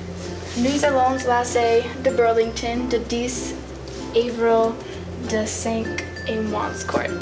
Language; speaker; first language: French; non-native, learner; English